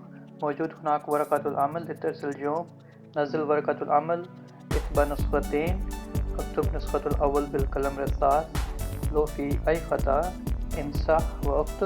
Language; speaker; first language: Arabic; non-native, learner; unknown